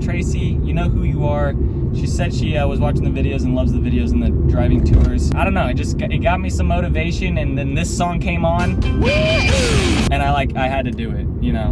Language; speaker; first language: English; native; English